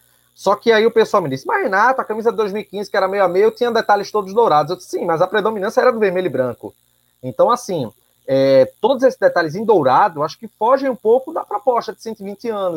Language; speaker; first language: Portuguese; native; Portuguese